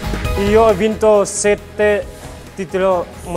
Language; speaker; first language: Italian; non-native, learner; Thai